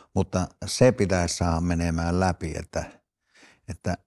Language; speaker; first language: Finnish; native; Finnish